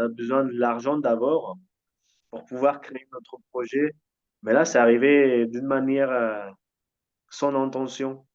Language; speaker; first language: French; non-native, fluent; Spanish